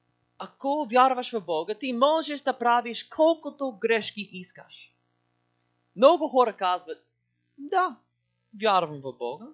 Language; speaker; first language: Bulgarian; non-native, learner; English